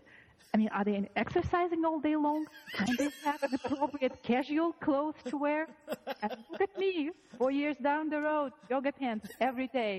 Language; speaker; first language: English; non-native, fluent; Russian